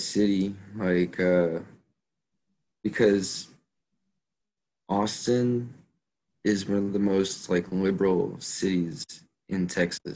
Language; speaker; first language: English; native; English